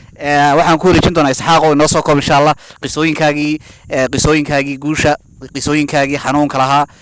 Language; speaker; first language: Somali; native; Somali